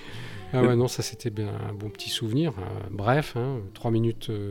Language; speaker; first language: French; native; French